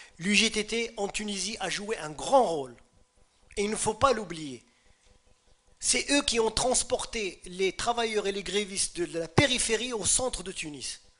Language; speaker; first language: French; non-native, local second language; Arabic